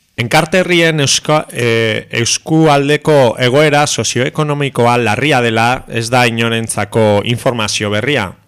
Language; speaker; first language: Basque; non-native, local second language; Spanish